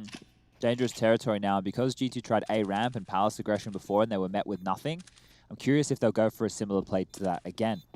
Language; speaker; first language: English; native; English